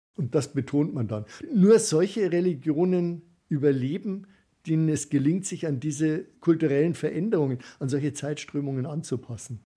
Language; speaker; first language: German; native; German